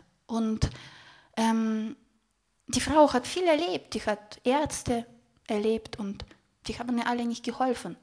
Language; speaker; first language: German; non-native, fluent; Russian